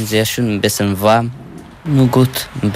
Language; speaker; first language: German; non-native, learner; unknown